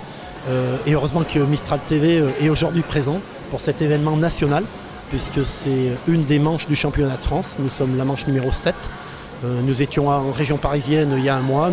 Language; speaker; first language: French; native; French